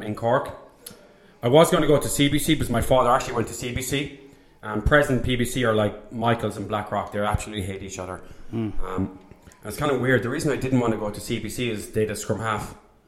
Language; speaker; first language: English; native; English